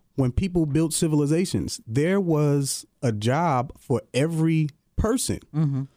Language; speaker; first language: English; native; English